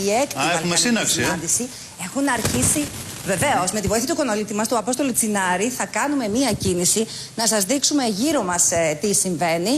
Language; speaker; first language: Greek; native; Greek